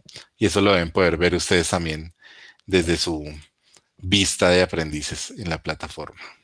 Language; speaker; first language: Spanish; native; Spanish